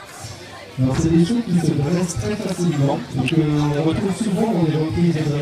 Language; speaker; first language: French; native; French